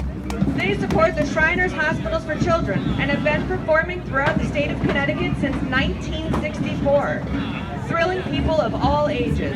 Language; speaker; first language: English; native; English